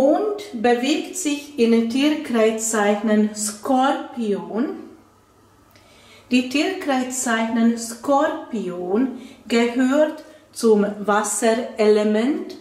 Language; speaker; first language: German; non-native, fluent; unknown